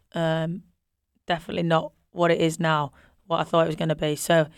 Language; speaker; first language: English; native; English